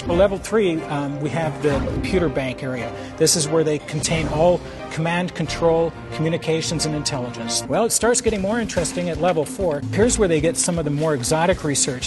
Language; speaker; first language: English; native; English